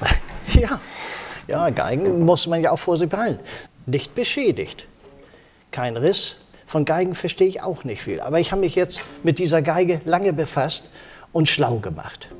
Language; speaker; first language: German; native; German